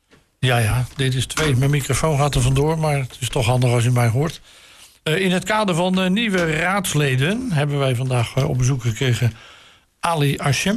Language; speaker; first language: Dutch; native; Dutch